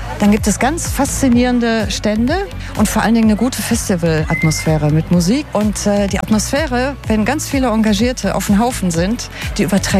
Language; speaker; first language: German; native; German